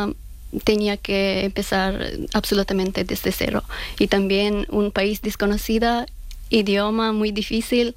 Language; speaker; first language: Spanish; non-native, learner; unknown